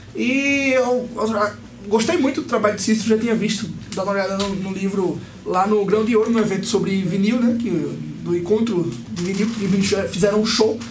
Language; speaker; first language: Portuguese; native; Portuguese